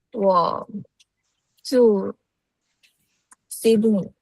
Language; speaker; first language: Chinese; non-native, learner; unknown